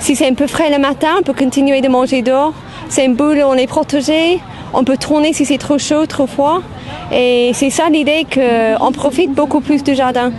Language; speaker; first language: French; non-native, fluent; English